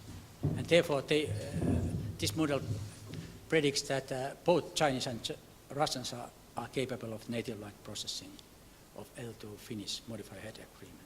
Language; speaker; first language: English; non-native, fluent; Finnish